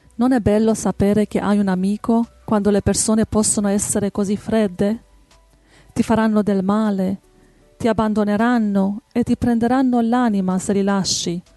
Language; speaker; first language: Italian; non-native, fluent; English